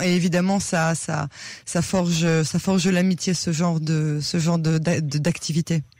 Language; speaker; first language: French; native; French